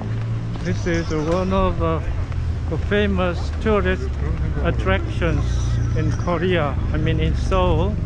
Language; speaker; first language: English; non-native, learner; Korean